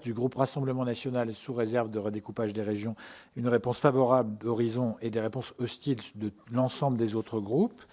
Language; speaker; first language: French; native; French